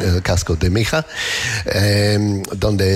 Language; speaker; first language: Spanish; non-native, learner; English